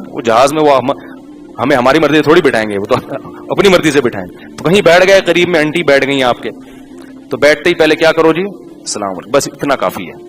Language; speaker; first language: Urdu; native; Urdu